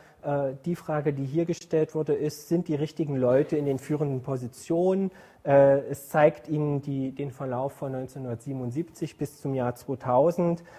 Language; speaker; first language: German; native; German